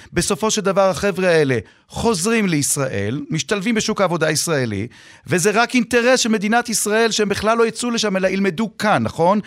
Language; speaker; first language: Hebrew; native; Hebrew